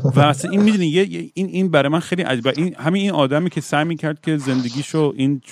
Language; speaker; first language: Persian; native; Persian